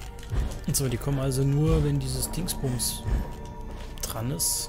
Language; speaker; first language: German; native; German